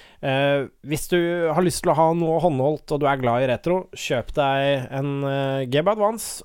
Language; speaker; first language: Norwegian; native; Norwegian